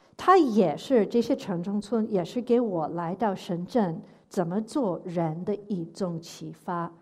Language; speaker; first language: Chinese; non-native, fluent; English